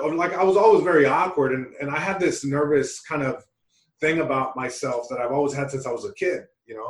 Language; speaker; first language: English; early bilingual, other home language; Spanish